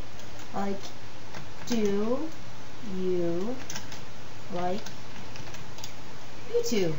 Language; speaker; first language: English; native; English